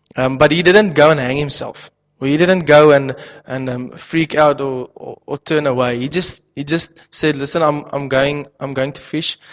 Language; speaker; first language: English; non-native, local second language; Afrikaans